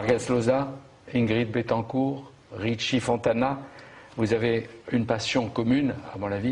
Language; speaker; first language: French; native; French